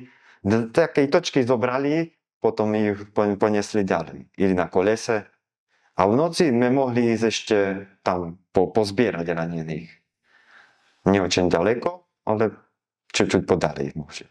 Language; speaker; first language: Russian; non-native, learner; Slovak